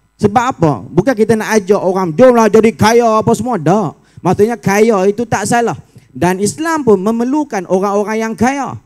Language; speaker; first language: Malay; native; Malay